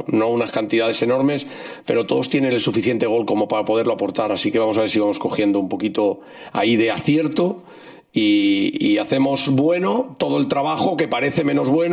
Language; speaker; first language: Spanish; native; Spanish